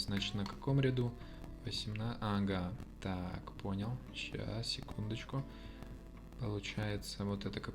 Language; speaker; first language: Russian; native; Russian